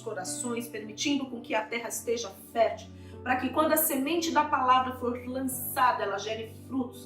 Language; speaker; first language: Portuguese; native; Portuguese